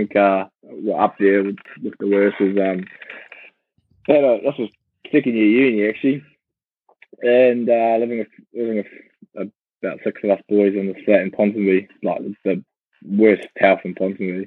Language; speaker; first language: English; native; English